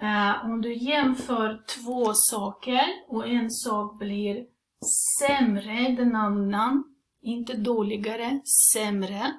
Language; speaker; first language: Swedish; non-native, fluent; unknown